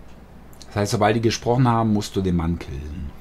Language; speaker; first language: German; native; German